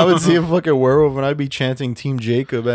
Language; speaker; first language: English; native; English